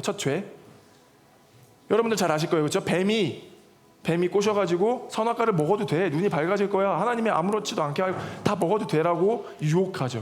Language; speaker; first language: Korean; native; Korean